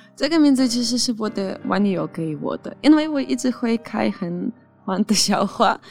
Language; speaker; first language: Chinese; non-native, fluent; Ukrainian